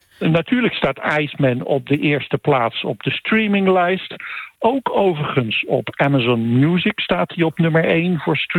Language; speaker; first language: Dutch; native; Dutch